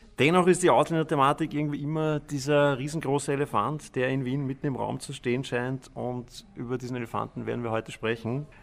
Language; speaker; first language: German; native; German